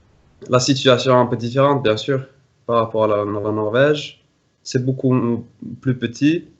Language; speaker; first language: French; non-native, fluent; Norwegian